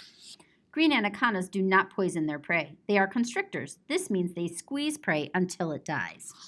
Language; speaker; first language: English; native; English